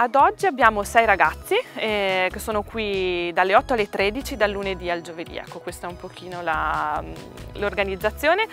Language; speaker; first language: Italian; native; Italian